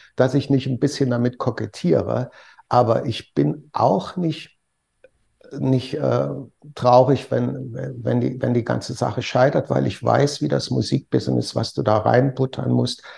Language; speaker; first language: German; native; German